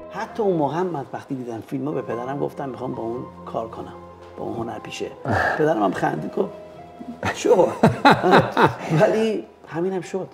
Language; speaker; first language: Persian; native; Persian